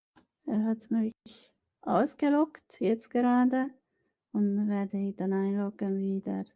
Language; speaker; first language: German; non-native, fluent; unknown